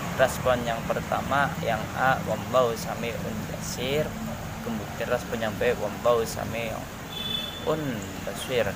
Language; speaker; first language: Indonesian; native; Indonesian